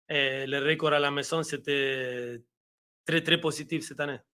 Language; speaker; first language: French; non-native, fluent; Spanish